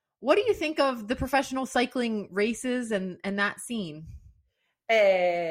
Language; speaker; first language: English; native; English